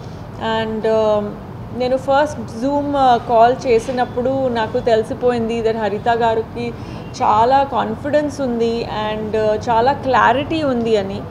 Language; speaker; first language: Telugu; non-native, learner; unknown